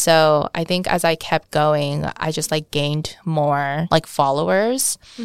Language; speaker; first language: English; early bilingual, other home language; Vietnamese